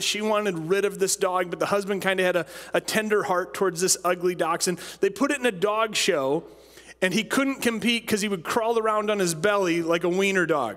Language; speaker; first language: English; native; English